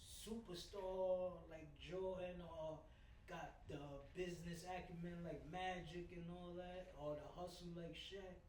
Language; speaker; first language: English; native; English